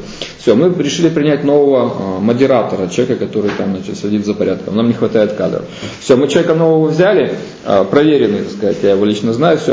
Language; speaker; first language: Russian; native; Russian